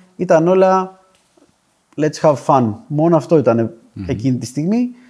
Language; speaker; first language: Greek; native; Greek